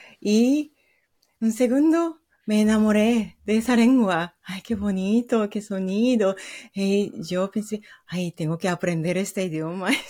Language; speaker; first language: Spanish; non-native, fluent; Japanese